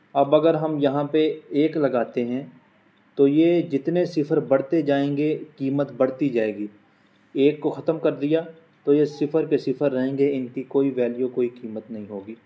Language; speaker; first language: Urdu; non-native, local second language; Punjabi